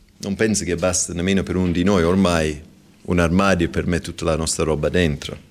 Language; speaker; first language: Italian; non-native, fluent; English